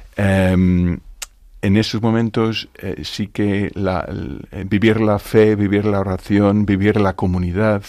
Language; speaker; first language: Spanish; non-native, fluent; English